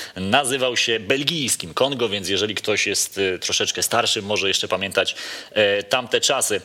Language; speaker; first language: Polish; native; Polish